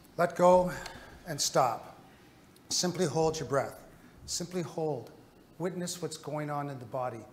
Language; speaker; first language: English; native; English